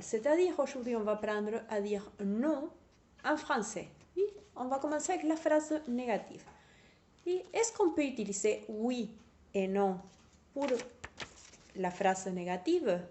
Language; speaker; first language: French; non-native, fluent; Spanish